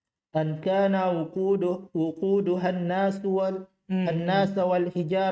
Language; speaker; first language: Arabic; non-native, learner; Indonesian